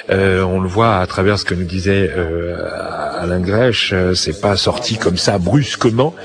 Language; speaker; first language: French; native; French